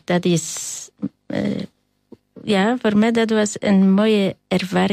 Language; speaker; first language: Dutch; non-native, fluent; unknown